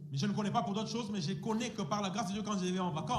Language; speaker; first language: French; non-native, fluent; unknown